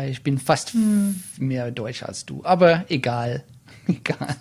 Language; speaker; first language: German; non-native, fluent; English